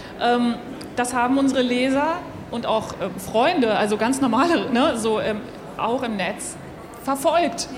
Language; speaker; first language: German; native; German